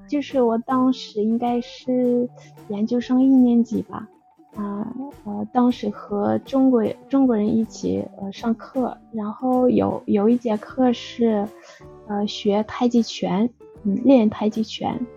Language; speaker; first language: Chinese; non-native, fluent; Russian